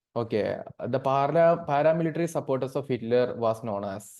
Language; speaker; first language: English; non-native, local second language; Malayalam